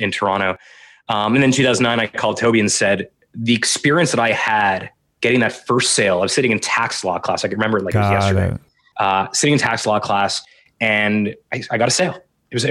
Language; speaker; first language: English; native; English